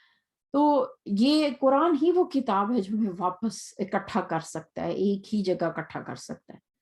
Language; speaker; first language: Urdu; native; Urdu